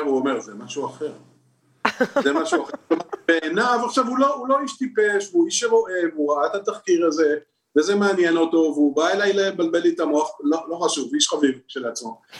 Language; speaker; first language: Hebrew; native; Hebrew